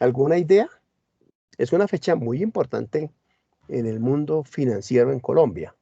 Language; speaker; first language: Spanish; native; Spanish